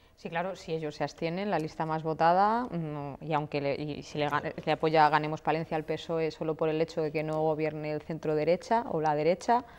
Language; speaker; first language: Spanish; native; Spanish